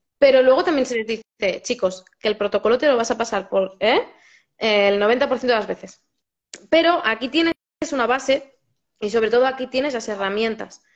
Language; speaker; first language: Spanish; native; Spanish